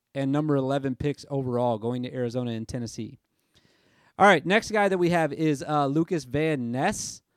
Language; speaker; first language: English; native; English